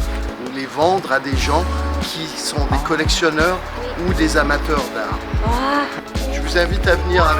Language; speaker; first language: French; native; French